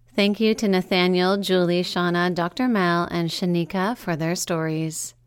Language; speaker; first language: English; native; English